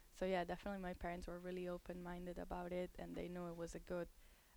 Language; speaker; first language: English; non-native, fluent; Spanish